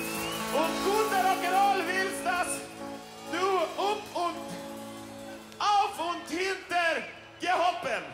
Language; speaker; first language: German; non-native, learner; Swedish